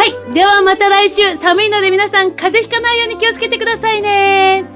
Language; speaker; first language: Japanese; native; Japanese